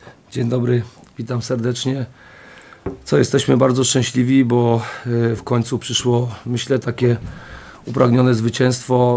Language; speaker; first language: Polish; native; Polish